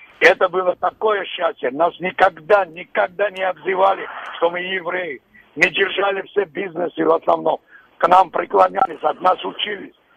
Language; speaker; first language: Russian; non-native, local second language; Georgian